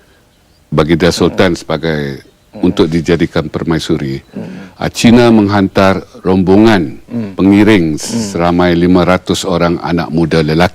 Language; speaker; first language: Malay; native; Malay